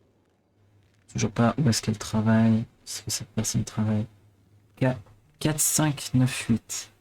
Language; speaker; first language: French; native; French